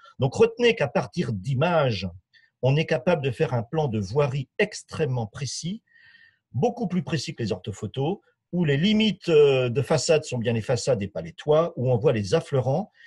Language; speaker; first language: French; native; French